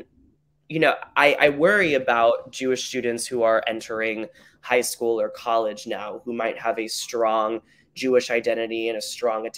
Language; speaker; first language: English; native; English